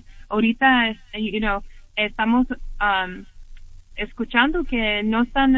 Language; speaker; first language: Spanish; early bilingual, heritage; English